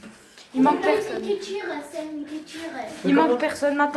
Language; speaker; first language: French; native; French